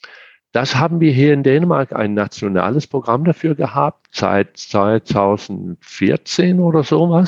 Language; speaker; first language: German; non-native, fluent; Danish